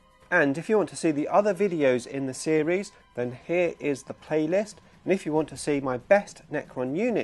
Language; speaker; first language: English; native; English